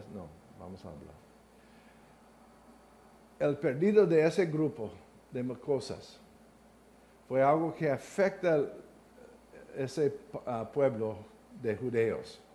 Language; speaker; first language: Spanish; non-native, learner; English